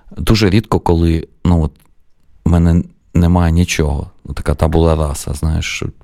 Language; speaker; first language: Ukrainian; non-native, local second language; Russian